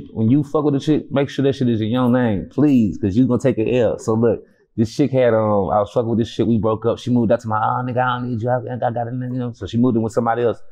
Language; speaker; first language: English; native; English